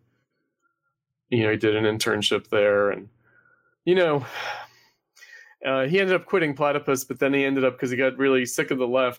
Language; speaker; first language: English; native; English